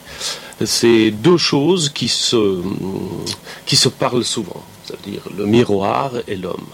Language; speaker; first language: French; non-native, fluent; Persian